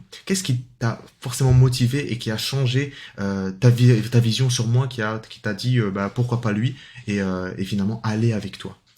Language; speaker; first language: French; native; French